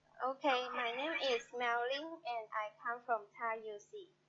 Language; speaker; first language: English; non-native, learner; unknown